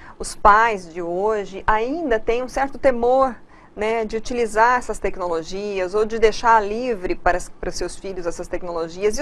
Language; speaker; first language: Portuguese; native; Portuguese